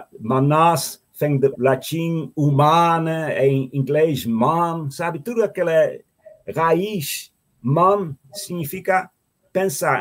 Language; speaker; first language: Portuguese; non-native, fluent; Dutch